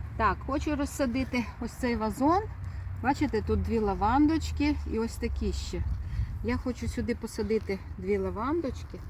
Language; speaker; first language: Ukrainian; non-native, local second language; Russian